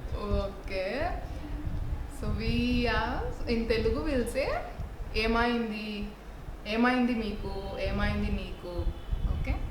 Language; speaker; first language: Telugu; non-native, learner; Tamil